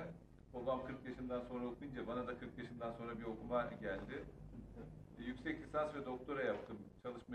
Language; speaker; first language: Turkish; native; Turkish